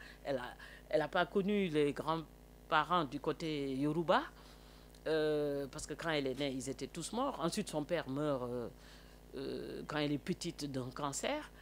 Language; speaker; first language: French; non-native, local second language; Wolof